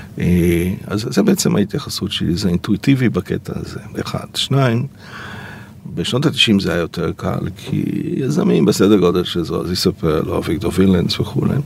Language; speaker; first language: Hebrew; early bilingual, other home language; Polish